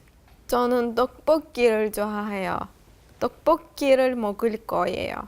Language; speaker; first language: Korean; non-native, learner; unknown